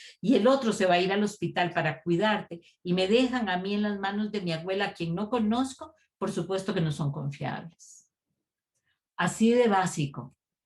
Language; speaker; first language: Spanish; native; Spanish